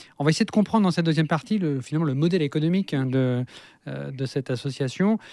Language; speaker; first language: French; native; French